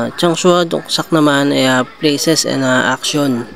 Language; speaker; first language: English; non-native, local second language; Filipino